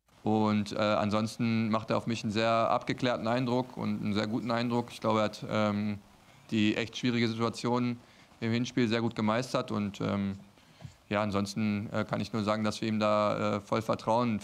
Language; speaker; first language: German; native; German